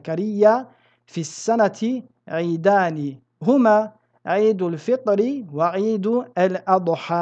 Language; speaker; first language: Arabic; non-native, fluent; French